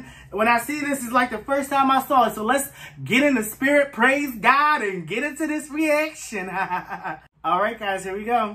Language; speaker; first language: English; native; English